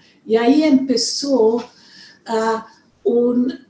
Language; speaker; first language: Spanish; non-native, fluent; German